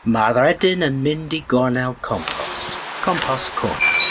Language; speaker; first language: Welsh; non-native, learner; English